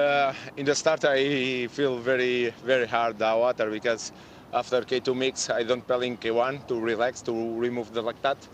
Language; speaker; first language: English; non-native, learner; Spanish